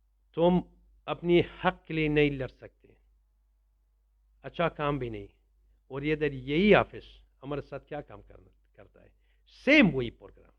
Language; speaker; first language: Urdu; non-native, learner; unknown